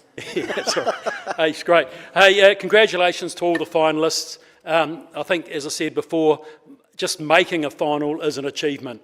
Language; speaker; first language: English; native; English